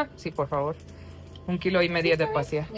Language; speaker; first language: Spanish; non-native, learner; English